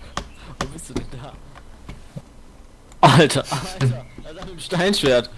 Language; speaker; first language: German; native; German